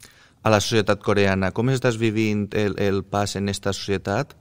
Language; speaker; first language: Catalan; native; Catalan